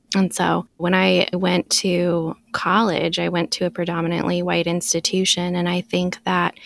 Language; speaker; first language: English; early bilingual, other home language; Filipino